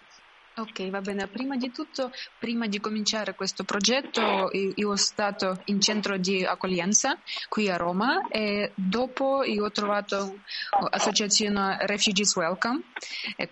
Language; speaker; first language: Italian; non-native, learner; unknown